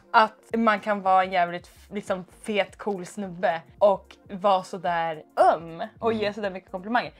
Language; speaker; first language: Swedish; native; Swedish